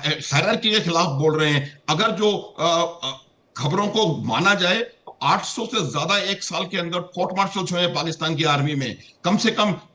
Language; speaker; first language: Hindi; native; Hindi